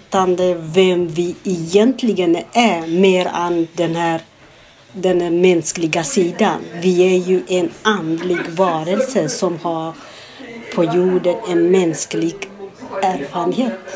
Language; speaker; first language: Swedish; non-native, fluent; Amharic